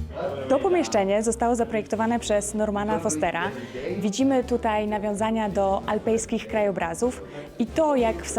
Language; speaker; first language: Polish; native; Polish